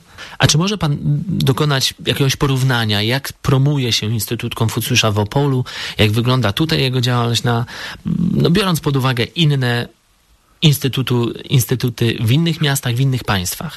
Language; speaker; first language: Polish; native; Polish